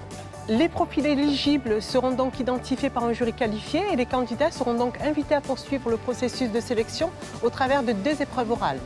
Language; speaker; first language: French; native; French